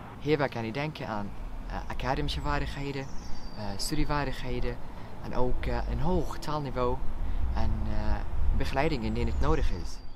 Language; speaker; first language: Dutch; non-native, fluent; Arabic